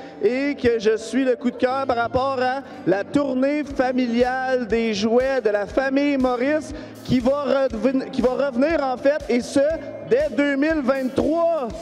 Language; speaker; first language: French; native; French